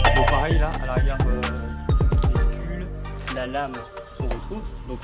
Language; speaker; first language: French; native; French